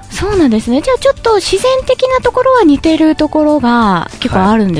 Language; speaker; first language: Japanese; native; Japanese